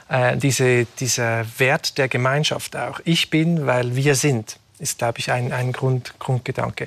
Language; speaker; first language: German; native; German